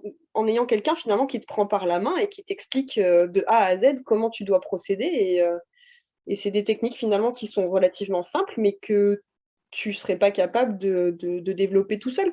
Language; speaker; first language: French; native; French